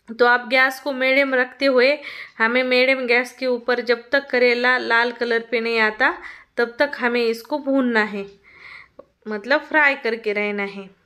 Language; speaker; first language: Hindi; non-native, local second language; Marathi